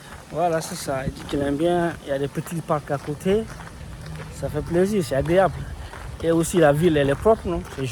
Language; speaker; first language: French; native; French